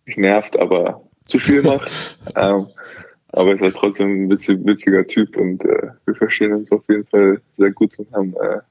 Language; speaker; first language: German; native; German